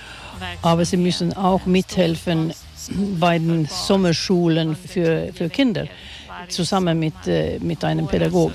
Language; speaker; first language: German; non-native, fluent; Swedish